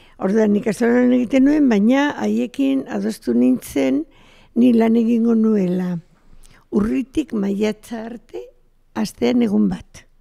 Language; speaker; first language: Basque; non-native, local second language; Spanish